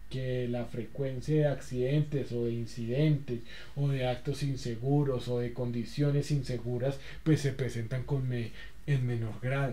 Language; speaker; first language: Spanish; native; Spanish